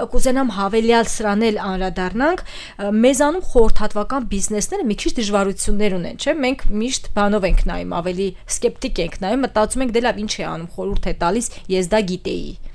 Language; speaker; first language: Armenian; native; Armenian